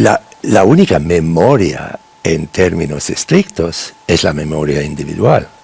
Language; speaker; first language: Spanish; non-native, fluent; English